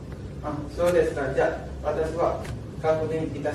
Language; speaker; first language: Japanese; non-native, learner; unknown